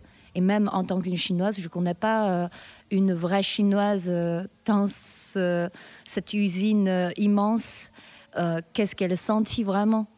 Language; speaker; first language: French; non-native, fluent; Chinese